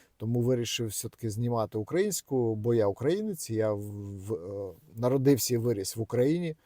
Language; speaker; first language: Ukrainian; non-native, local second language; Russian